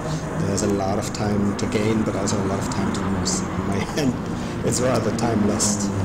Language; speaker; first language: English; non-native, fluent; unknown